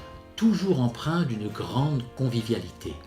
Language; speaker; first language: French; native; French